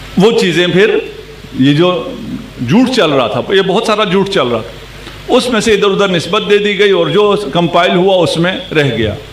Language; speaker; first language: Urdu; non-native, local second language; Punjabi